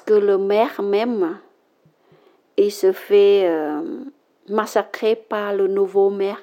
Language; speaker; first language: French; non-native, learner; Khmer